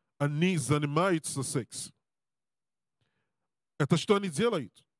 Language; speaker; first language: Russian; non-native, learner; English